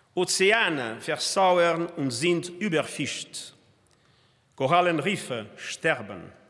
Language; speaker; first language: German; non-native, fluent; Portuguese